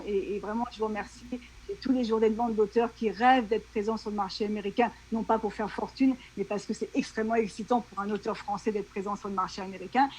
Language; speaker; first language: French; native; French